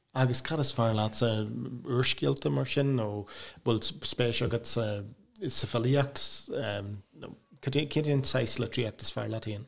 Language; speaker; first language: Irish; non-native, local second language; English